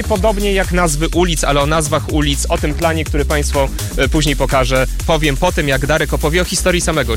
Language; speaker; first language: Polish; native; Polish